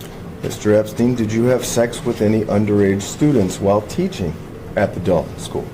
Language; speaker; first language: English; native; English